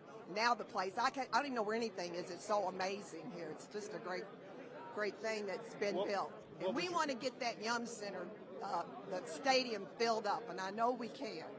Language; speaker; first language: English; native; English